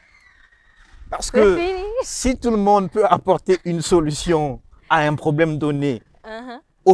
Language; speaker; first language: French; non-native, local second language; Rundi